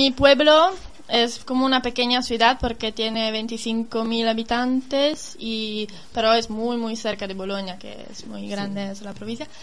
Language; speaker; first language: Spanish; non-native, learner; Italian